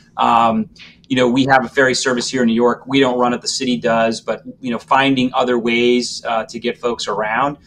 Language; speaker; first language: English; native; English